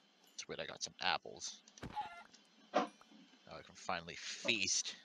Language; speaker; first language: English; native; English